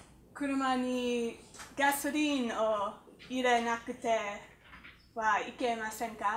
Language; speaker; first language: Japanese; non-native, learner; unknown